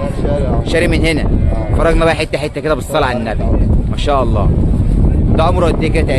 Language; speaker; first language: Arabic; native; Arabic